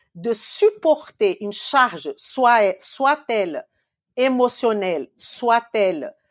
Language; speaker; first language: French; non-native, fluent; Portuguese